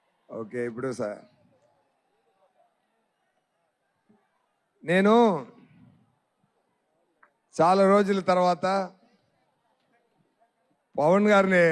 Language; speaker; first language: Telugu; non-native, fluent; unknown